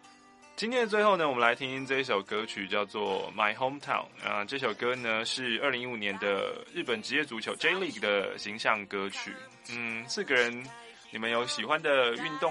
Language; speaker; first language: Chinese; native; Chinese